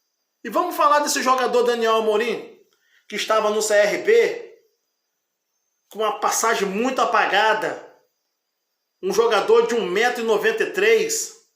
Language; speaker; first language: Portuguese; native; Portuguese